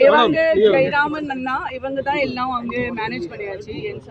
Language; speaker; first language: Tamil; non-native, local second language; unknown